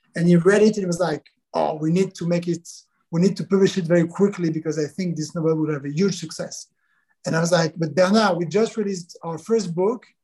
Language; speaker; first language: English; non-native, fluent; French